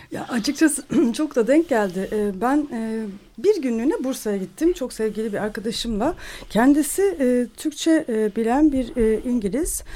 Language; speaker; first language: Turkish; native; Turkish